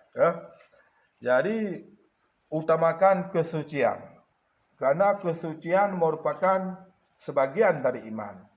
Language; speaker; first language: Malay; non-native, local second language; Achinese